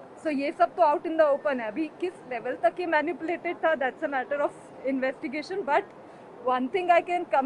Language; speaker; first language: Hindi; native; Hindi